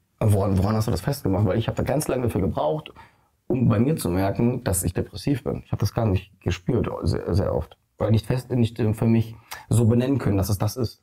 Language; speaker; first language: German; early bilingual, other home language; Polish